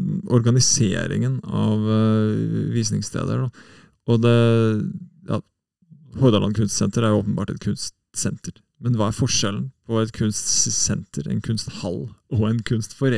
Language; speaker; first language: Norwegian; native; Norwegian